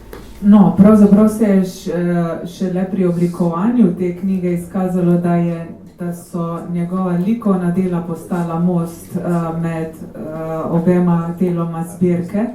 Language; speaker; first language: Slovenian; native; Slovenian